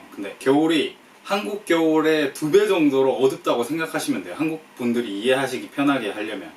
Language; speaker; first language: Korean; native; Korean